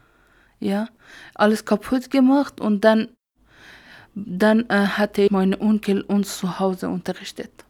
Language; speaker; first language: German; non-native, learner; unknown